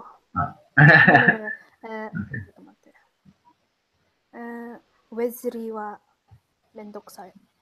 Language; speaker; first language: Japanese; non-native, learner; English